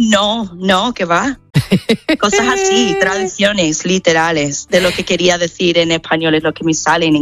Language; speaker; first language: Spanish; non-native, fluent; English